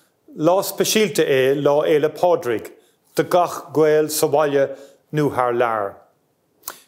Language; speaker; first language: Irish; non-native, local second language; English